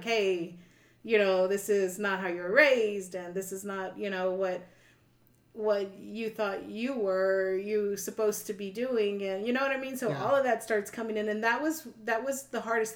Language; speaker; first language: English; native; English